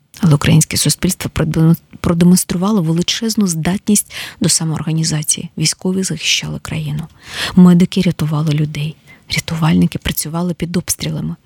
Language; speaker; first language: Ukrainian; native; Ukrainian